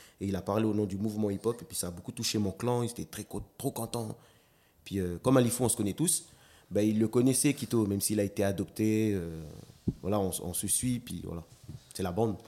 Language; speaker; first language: French; non-native, local second language; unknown